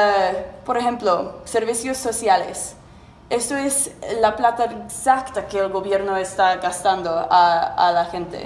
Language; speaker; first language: Spanish; non-native, learner; English